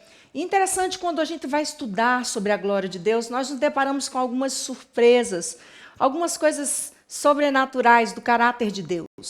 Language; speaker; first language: Portuguese; native; Portuguese